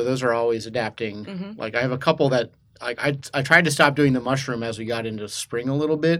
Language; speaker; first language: English; native; English